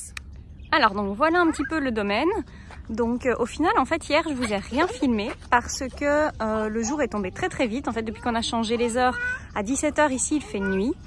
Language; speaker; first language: French; native; French